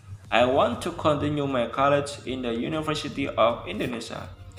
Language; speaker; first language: English; non-native, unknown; Indonesian